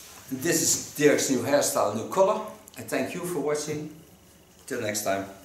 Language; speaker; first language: English; non-native, fluent; Dutch